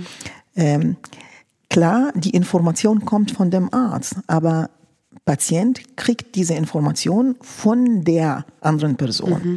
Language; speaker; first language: German; non-native, fluent; Arabic